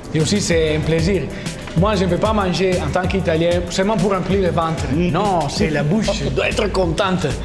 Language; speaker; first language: French; non-native, fluent; Italian